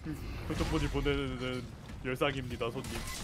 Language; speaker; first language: Korean; native; Korean